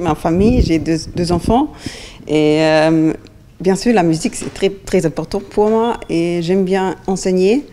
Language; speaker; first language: French; non-native, learner; German